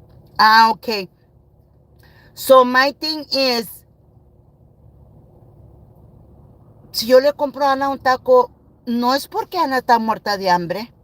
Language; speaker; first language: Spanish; early bilingual, heritage; Spanish